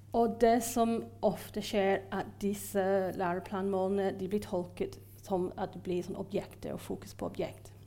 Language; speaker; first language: Norwegian; non-native, fluent; English